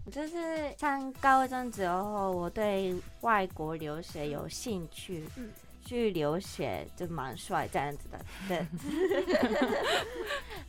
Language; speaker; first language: Chinese; non-native, fluent; Japanese